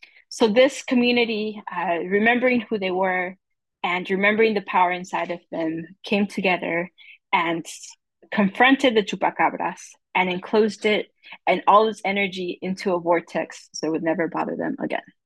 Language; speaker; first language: English; early bilingual, other home language; Spanish